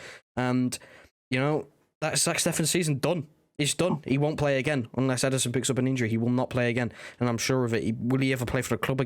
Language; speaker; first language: English; native; English